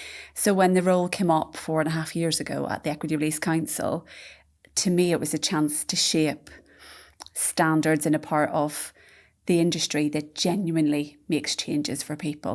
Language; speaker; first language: English; native; English